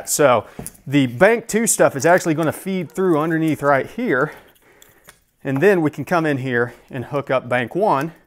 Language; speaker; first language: English; native; English